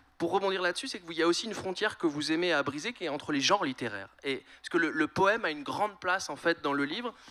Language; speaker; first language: French; native; French